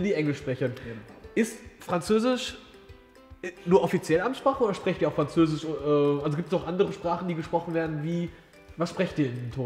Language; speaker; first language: German; early bilingual, other home language; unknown